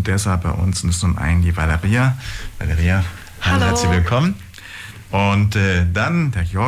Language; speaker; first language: German; native; German